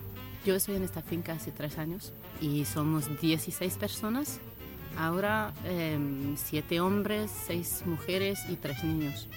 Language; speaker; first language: Spanish; non-native, fluent; French